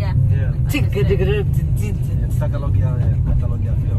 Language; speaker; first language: Filipino; non-native, learner; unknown